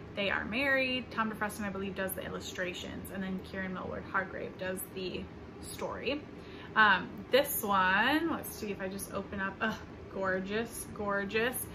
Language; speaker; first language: English; native; English